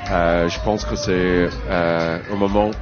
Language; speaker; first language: French; non-native, learner; English